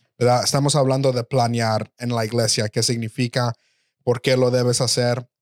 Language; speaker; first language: Spanish; early bilingual, heritage; Spanish